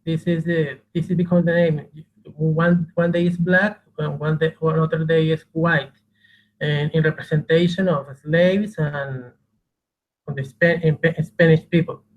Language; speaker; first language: English; non-native, learner; Spanish